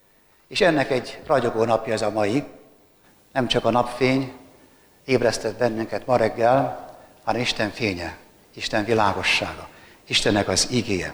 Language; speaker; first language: Hungarian; native; Hungarian